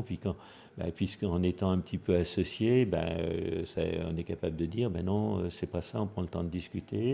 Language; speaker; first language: French; native; French